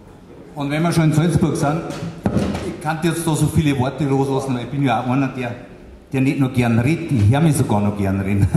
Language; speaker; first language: German; native; German